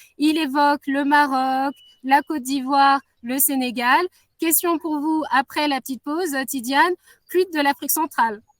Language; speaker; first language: French; non-native, local second language; Swahili